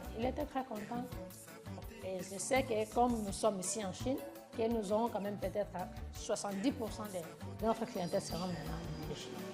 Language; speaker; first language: French; non-native, local second language; Lingala